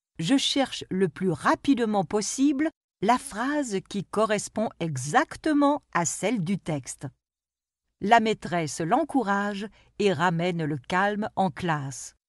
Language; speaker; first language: French; non-native, local second language; Arabic